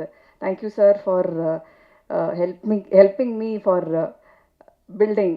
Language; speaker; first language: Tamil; non-native, learner; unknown